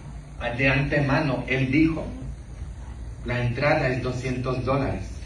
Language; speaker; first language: Spanish; non-native, fluent; English